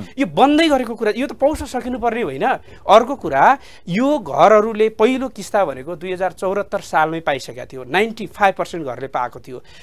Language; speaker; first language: Nepali; native; Nepali